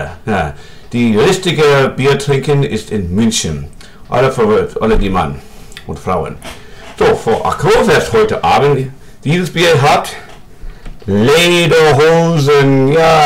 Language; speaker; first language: German; non-native, learner; English